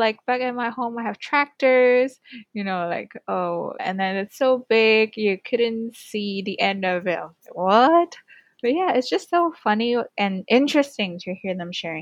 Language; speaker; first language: English; non-native, local second language; Cantonese